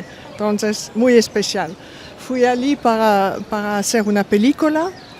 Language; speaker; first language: Spanish; non-native, fluent; French